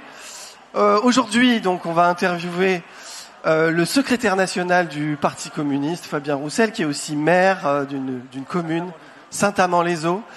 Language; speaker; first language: French; native; French